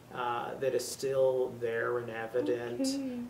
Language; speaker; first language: English; native; English